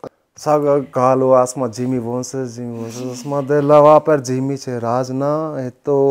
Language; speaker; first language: Armenian; non-native, learner; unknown